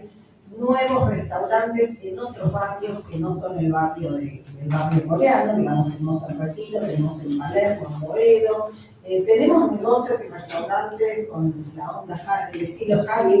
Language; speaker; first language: Spanish; native; Spanish